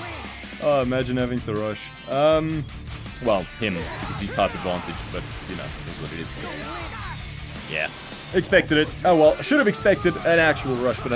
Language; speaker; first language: English; native; English